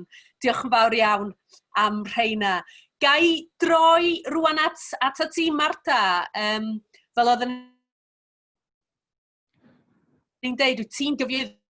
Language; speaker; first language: Welsh; native; Welsh